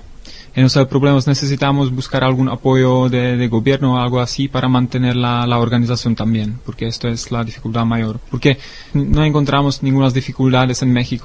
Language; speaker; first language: Spanish; non-native, learner; Czech